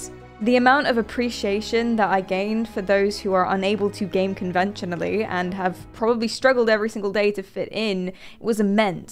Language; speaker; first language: English; native; English